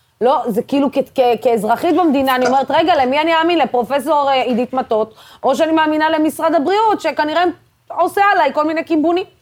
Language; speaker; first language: Hebrew; non-native, local second language; Arabic